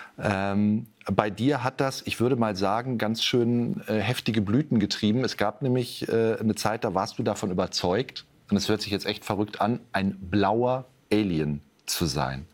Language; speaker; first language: German; native; German